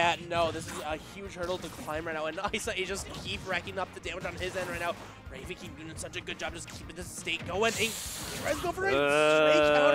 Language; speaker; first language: English; native; English